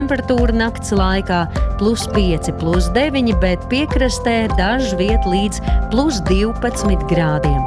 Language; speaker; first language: Latvian; native; Latvian